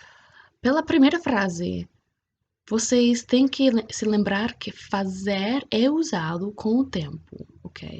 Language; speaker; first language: Portuguese; non-native, fluent; English